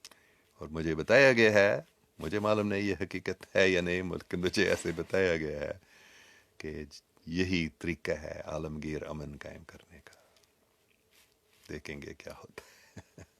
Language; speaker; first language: Hindi; non-native, local second language; English